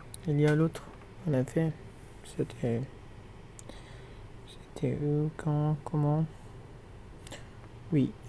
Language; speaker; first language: French; non-native, learner; Kurdish